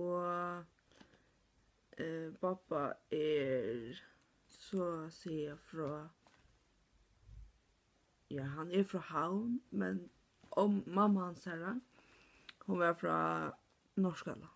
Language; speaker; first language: Norwegian; non-native, learner; Faroese